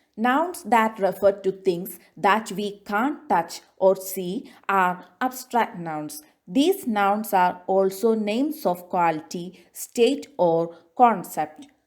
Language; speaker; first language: English; non-native, local second language; Malayalam